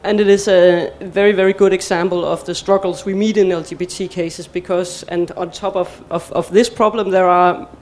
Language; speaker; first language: English; non-native, fluent; Danish